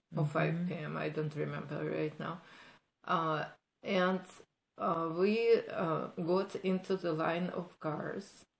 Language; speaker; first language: English; non-native, fluent; Ukrainian